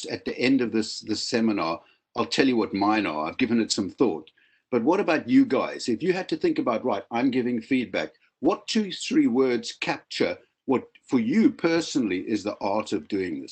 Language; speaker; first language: English; native; English